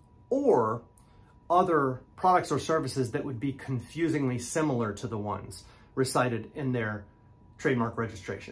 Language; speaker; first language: English; native; English